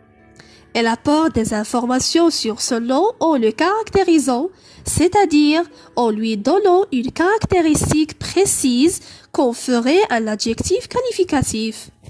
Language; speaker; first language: French; non-native, local second language; Arabic